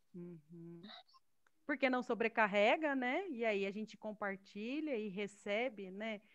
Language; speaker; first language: Portuguese; native; Portuguese